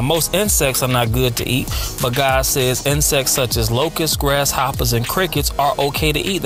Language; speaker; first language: English; native; English